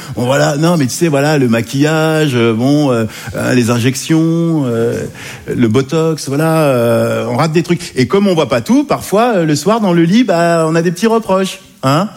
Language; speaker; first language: French; native; French